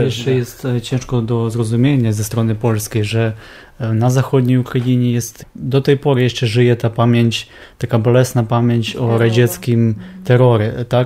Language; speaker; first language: Polish; non-native, fluent; Ukrainian